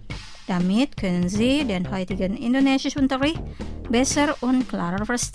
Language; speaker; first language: German; non-native, fluent; Indonesian